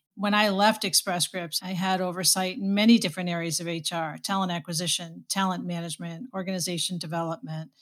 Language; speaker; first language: English; native; English